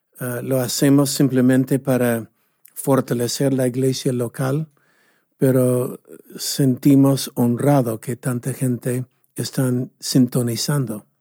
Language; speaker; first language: Spanish; non-native, fluent; English